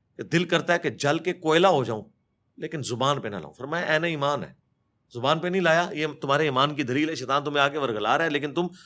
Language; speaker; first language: Urdu; native; Urdu